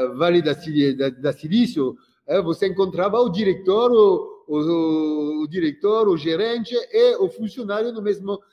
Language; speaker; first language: Portuguese; non-native, fluent; French